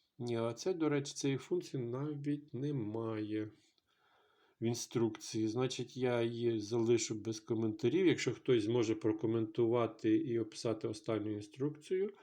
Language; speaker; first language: Ukrainian; non-native, local second language; Russian